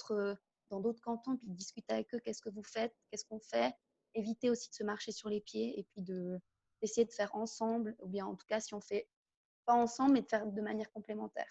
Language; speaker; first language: French; native; French